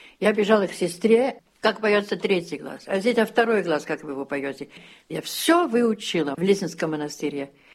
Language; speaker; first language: Russian; early bilingual, heritage; Russian